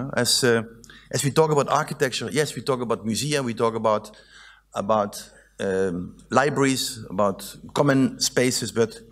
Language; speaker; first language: English; non-native, fluent; Dutch